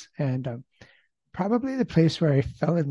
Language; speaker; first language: English; native; English